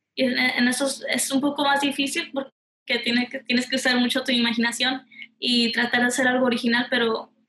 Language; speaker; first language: Spanish; early bilingual, heritage; Spanish